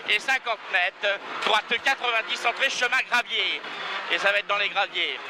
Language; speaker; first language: French; native; French